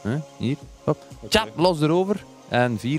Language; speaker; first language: Dutch; native; Dutch